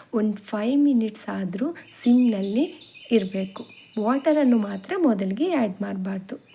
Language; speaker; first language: Kannada; non-native, local second language; Telugu